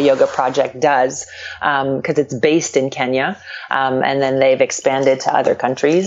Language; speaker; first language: English; non-native, fluent; French